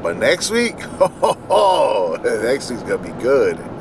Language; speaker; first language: English; early bilingual, other home language; Spanish